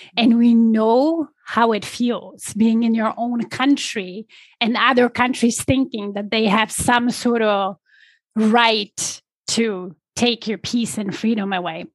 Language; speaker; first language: English; non-native, fluent; Polish